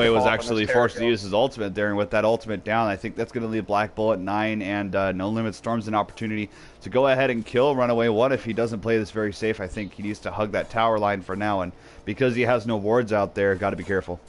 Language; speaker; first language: English; native; English